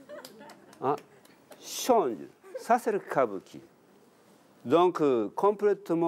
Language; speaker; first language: French; non-native, learner; Japanese